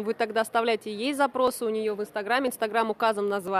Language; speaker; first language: Russian; native; Russian